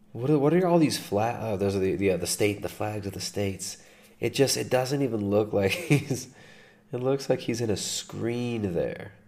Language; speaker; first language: English; native; English